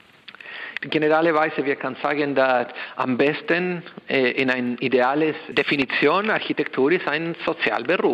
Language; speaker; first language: German; non-native, learner; Spanish